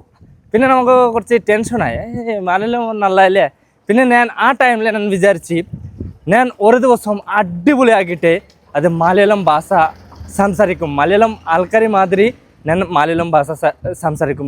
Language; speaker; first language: Malayalam; non-native, learner; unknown